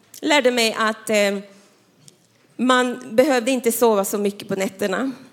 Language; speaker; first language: Swedish; non-native, fluent; Spanish